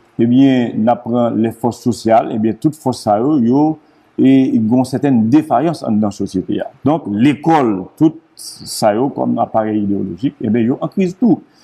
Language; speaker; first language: French; non-native, local second language; Haitian Creole